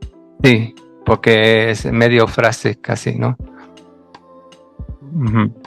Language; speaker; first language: Spanish; non-native, fluent; English